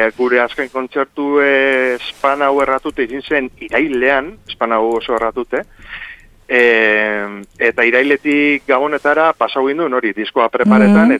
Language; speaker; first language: Basque; native; Basque